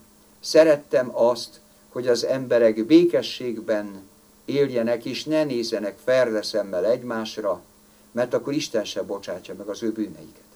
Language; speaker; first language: Hungarian; native; Hungarian